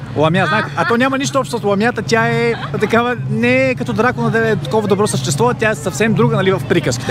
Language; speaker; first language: Bulgarian; native; Bulgarian